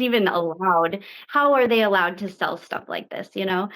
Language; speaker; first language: English; native; English